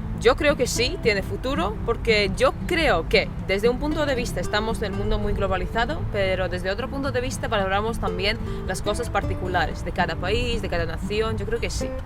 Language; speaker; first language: Spanish; non-native, fluent; Latvian